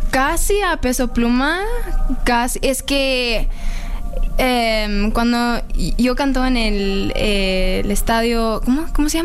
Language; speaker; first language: Spanish; early bilingual, heritage; Spanish